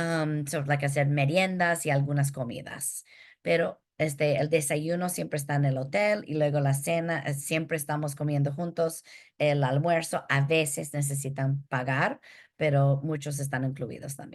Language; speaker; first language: Spanish; early bilingual, heritage; Spanish